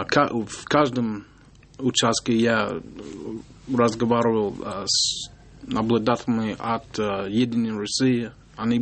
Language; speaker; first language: Russian; non-native, learner; English